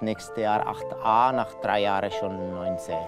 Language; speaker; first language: German; non-native, learner; Czech